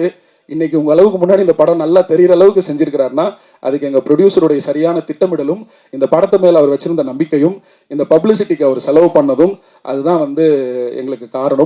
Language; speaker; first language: Tamil; native; Tamil